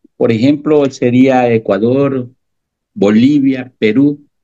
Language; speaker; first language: Spanish; native; Spanish